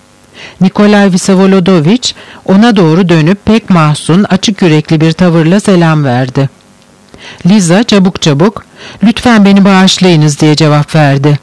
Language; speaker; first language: Turkish; native; Turkish